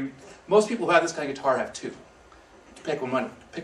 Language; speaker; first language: English; native; English